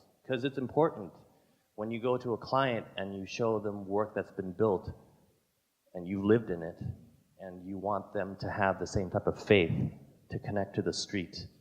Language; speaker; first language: English; non-native, fluent; Thai